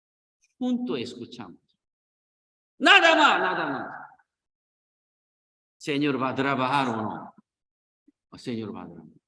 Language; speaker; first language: Spanish; non-native, learner; Korean